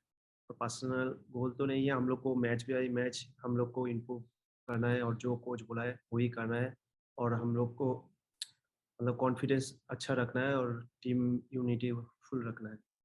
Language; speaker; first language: Hindi; non-native, local second language; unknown